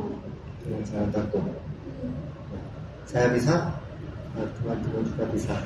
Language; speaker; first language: Indonesian; non-native, learner; Korean